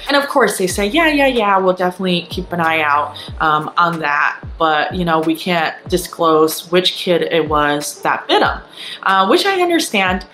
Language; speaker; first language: English; non-native, fluent; Chinese